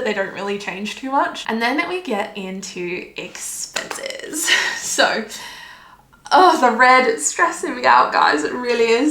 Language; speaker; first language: English; native; English